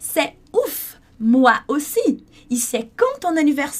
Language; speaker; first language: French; non-native, fluent; Portuguese